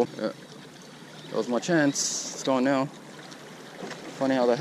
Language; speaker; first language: English; native; English